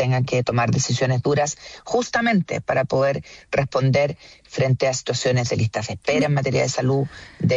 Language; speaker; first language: Spanish; native; Spanish